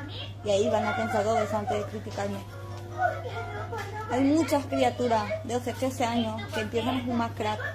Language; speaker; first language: Spanish; non-native, local second language; Guarani